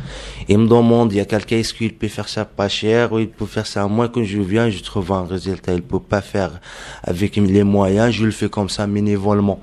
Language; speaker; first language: French; non-native, learner; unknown